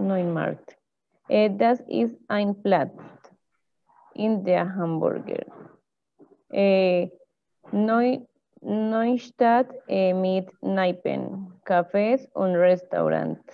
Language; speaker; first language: German; non-native, learner; Spanish